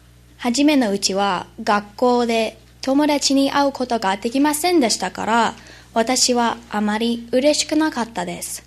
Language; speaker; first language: Japanese; non-native, learner; English